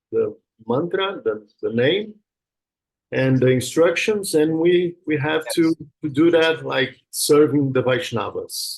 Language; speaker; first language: English; non-native, fluent; Portuguese